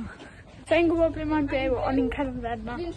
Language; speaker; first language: Welsh; native; Welsh